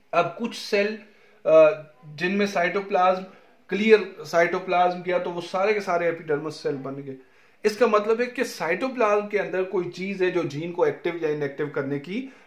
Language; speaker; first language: Urdu; non-native, local second language; Punjabi